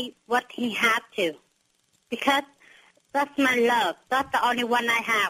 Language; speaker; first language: English; non-native, learner; Vietnamese